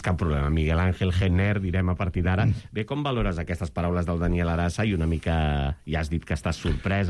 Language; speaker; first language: Catalan; native; Catalan